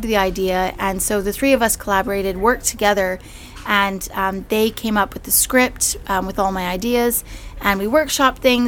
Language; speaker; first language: English; native; English